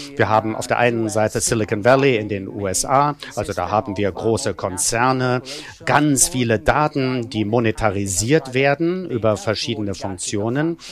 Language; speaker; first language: German; non-native, fluent; Italian